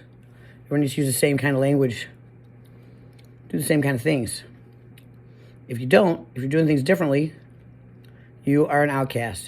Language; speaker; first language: English; native; English